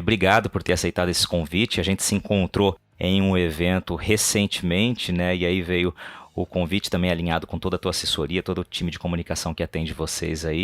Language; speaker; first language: Portuguese; native; Portuguese